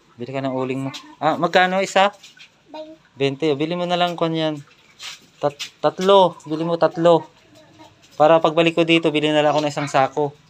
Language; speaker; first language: Filipino; native; Filipino